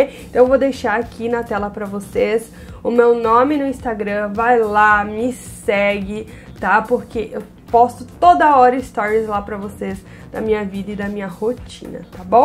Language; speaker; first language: Portuguese; native; Portuguese